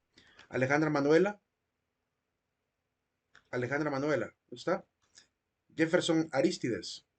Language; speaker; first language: Spanish; native; Spanish